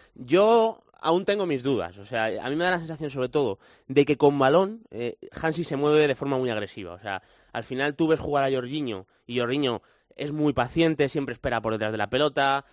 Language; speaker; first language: Spanish; native; Spanish